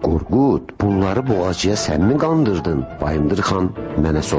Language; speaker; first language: Azerbaijani; native; Azerbaijani